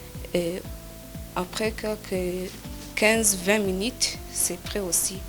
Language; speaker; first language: French; non-native, learner; Kinyarwanda